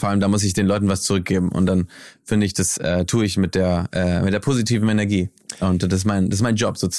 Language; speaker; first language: German; early bilingual, heritage; German